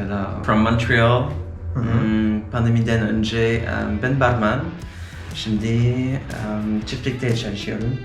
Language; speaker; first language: Turkish; non-native, learner; French